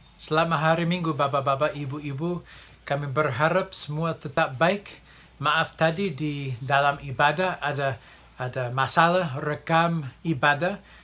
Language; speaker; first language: Indonesian; non-native, fluent; English